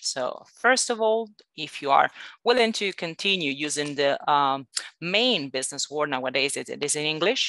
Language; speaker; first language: English; non-native, fluent; Italian